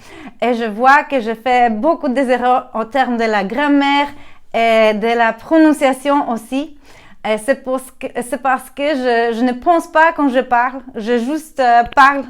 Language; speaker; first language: French; non-native, learner; Polish